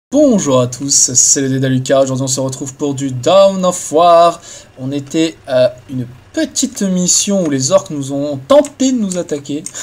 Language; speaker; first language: French; native; French